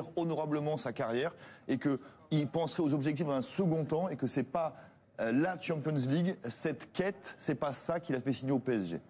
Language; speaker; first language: French; native; French